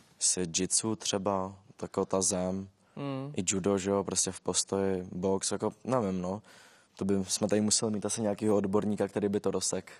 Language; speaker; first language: Czech; native; Czech